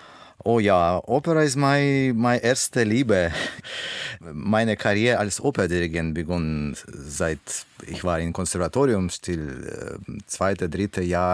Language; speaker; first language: German; non-native, learner; Russian